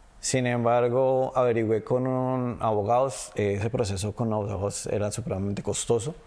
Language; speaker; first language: Spanish; native; Spanish